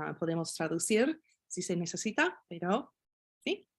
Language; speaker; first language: Spanish; non-native, fluent; English